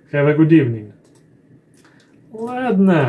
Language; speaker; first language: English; non-native, learner; Russian